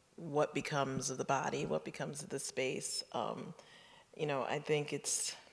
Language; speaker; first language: English; native; English